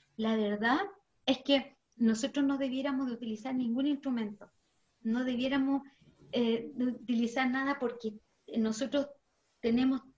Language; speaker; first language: Spanish; native; Spanish